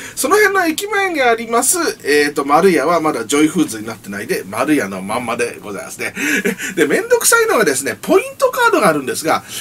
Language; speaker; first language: Japanese; native; Japanese